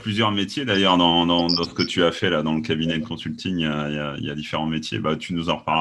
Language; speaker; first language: French; native; French